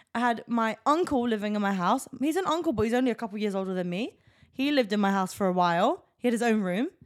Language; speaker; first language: English; native; English